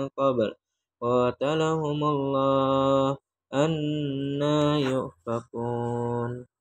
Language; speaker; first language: Arabic; non-native, fluent; Indonesian